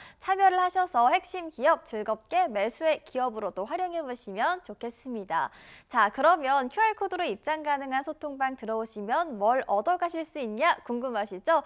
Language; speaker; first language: Korean; native; Korean